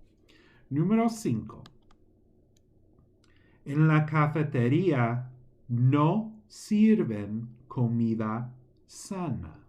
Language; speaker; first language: Spanish; non-native, fluent; English